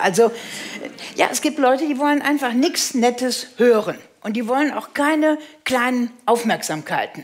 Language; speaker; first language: German; native; German